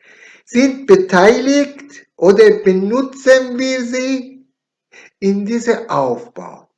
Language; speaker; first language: German; non-native, learner; Persian